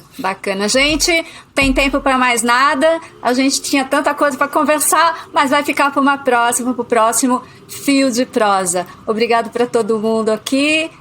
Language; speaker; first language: Portuguese; native; Portuguese